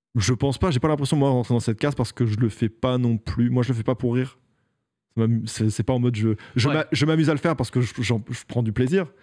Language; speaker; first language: French; native; French